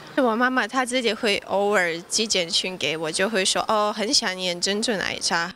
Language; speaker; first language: Chinese; non-native, fluent; Ukrainian